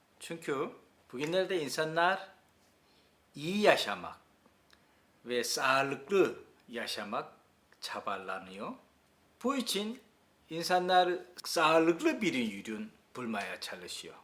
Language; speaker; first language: Turkish; non-native, learner; Korean